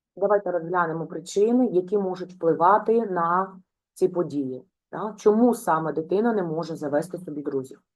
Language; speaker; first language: Ukrainian; non-native, local second language; Russian